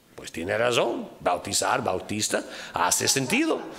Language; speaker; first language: Spanish; non-native, fluent; English